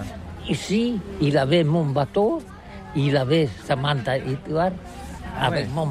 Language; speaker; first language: French; non-native, learner; Catalan